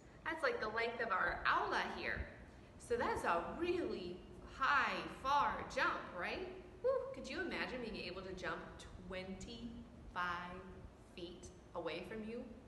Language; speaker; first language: English; native; English